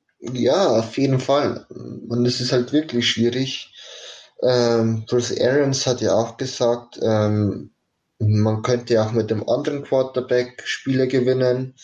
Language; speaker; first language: German; native; German